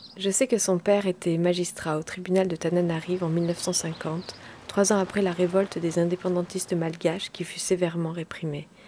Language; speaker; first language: French; native; French